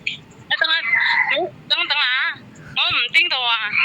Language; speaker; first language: Cantonese; non-native, learner; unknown